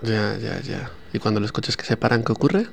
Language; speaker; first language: Spanish; native; Spanish